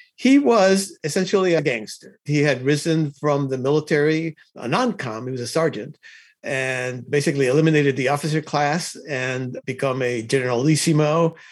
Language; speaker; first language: English; early bilingual, other home language; Spanish